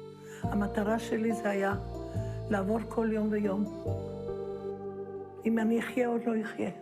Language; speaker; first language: Hebrew; non-native, fluent; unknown